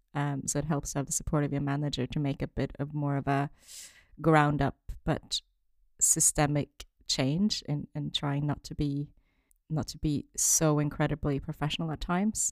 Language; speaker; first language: English; non-native, fluent; French